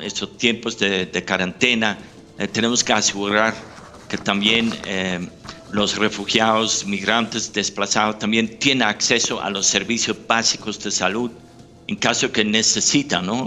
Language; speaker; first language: Spanish; non-native, fluent; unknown